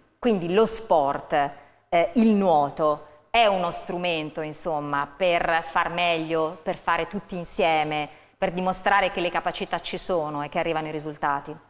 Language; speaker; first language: Italian; native; Italian